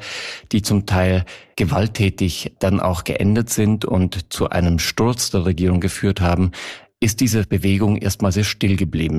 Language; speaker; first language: German; native; German